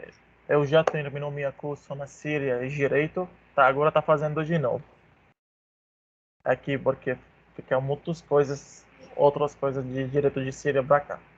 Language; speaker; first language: Portuguese; non-native, learner; Arabic